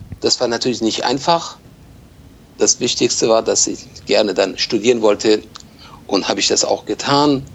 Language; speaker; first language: German; non-native, fluent; Persian